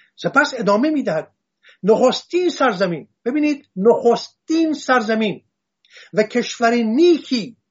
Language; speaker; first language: Persian; non-native, local second language; Assyrian Neo-Aramaic